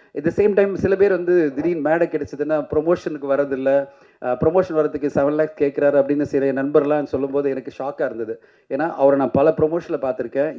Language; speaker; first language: Tamil; native; Tamil